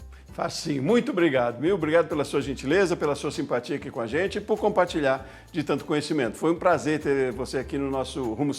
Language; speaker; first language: Portuguese; native; Portuguese